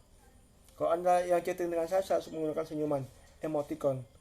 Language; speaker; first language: Indonesian; native; Indonesian